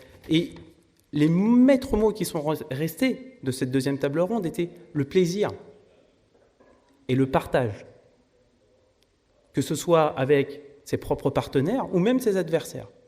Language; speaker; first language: French; native; French